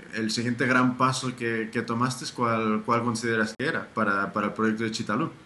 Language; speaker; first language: Spanish; early bilingual, heritage; Spanish